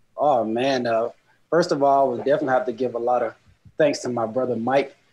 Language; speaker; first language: English; native; English